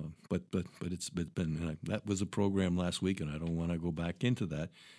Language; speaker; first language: English; early bilingual, other home language; Spanish